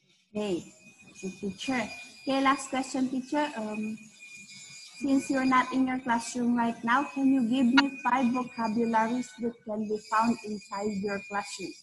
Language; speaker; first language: English; non-native, fluent; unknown